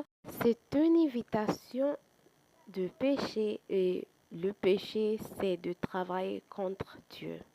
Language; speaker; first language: French; non-native, fluent; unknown